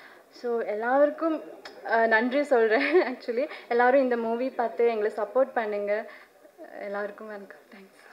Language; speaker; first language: Tamil; non-native, learner; Malayalam